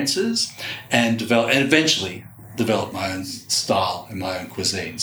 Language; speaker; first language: English; native; English